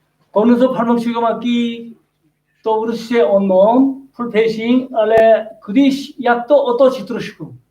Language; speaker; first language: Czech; non-native, learner; Korean